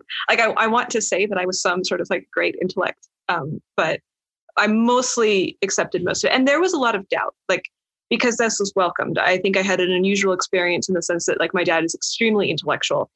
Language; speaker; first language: English; native; English